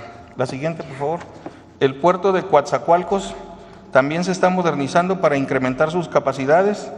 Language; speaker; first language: Spanish; native; Spanish